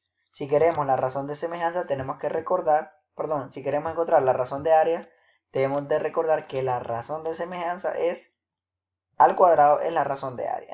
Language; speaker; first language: Spanish; native; Spanish